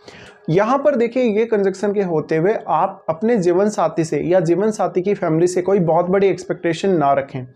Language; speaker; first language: Hindi; native; Hindi